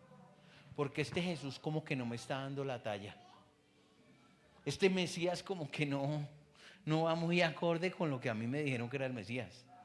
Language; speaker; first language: Spanish; native; Spanish